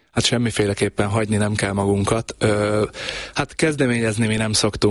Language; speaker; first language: Hungarian; native; Hungarian